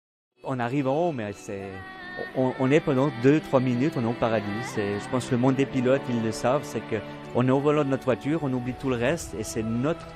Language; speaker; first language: French; native; French